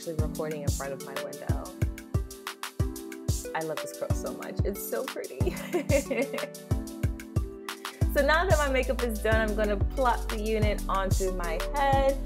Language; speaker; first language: English; native; English